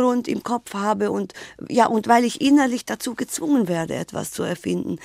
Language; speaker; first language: German; native; German